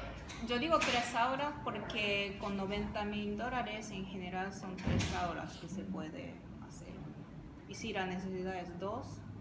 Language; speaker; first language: Spanish; non-native, fluent; Japanese